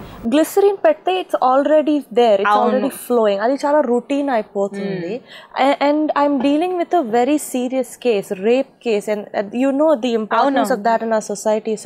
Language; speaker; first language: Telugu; non-native, learner; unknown